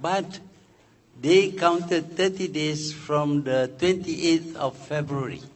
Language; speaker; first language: English; non-native, local second language; Malay